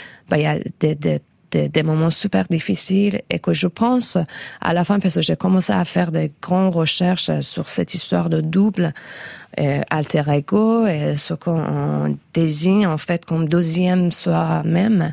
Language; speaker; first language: French; non-native, fluent; Persian